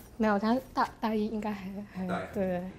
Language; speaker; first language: Chinese; native; Chinese